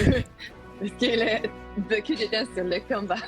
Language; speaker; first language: French; non-native, learner; Spanish